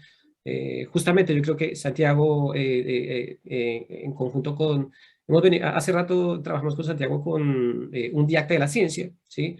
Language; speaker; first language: Spanish; native; Spanish